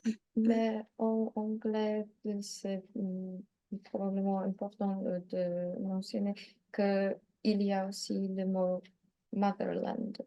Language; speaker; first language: French; non-native, learner; Polish